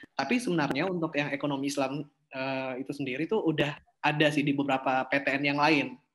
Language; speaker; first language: Indonesian; native; Indonesian